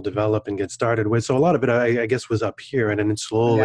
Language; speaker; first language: English; non-native, fluent; French